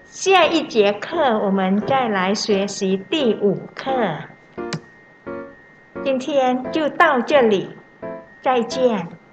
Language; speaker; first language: Chinese; non-native, fluent; Thai